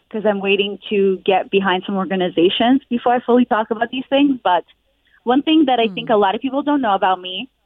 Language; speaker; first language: English; non-native, fluent; Hebrew